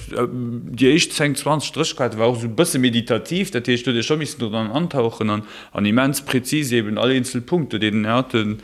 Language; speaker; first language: Luxembourgish; native; Luxembourgish